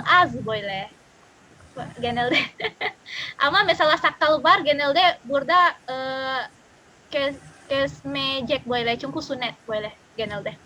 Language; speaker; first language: Turkish; non-native, learner; Indonesian